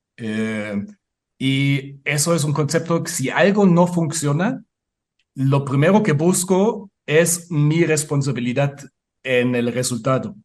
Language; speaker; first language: Spanish; non-native, fluent; German